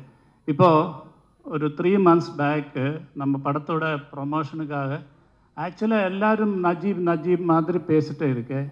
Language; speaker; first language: Tamil; non-native, learner; Malayalam